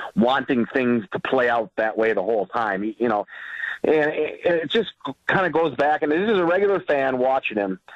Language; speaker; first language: English; native; English